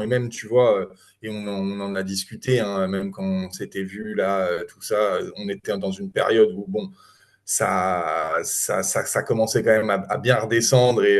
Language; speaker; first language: French; native; French